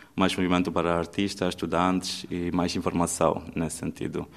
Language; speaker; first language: Portuguese; non-native, fluent; Romanian